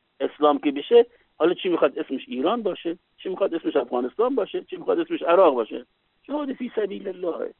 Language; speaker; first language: Persian; native; Persian